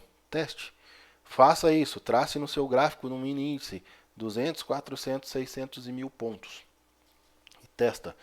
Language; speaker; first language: Portuguese; native; Portuguese